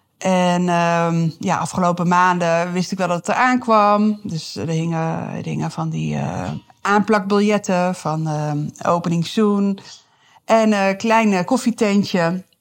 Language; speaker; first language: Dutch; native; Dutch